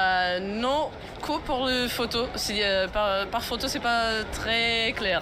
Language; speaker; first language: French; non-native, fluent; Spanish